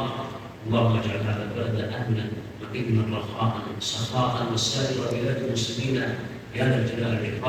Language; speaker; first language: Arabic; native; Arabic